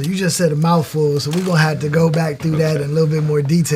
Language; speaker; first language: English; native; English